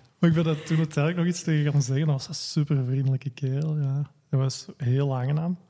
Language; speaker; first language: Dutch; native; Dutch